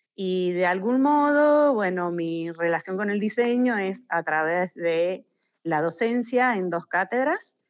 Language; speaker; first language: Spanish; native; Spanish